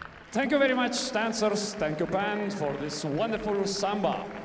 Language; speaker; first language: English; non-native, fluent; Estonian